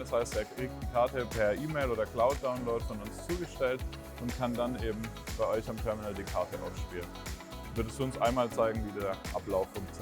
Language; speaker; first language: German; native; German